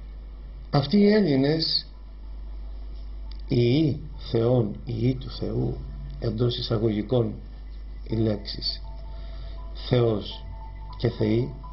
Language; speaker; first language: Greek; native; Greek